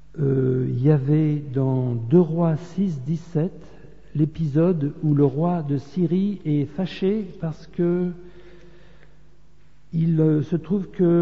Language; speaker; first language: French; native; French